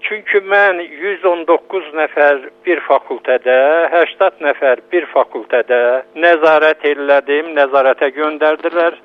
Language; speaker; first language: Azerbaijani; native; Azerbaijani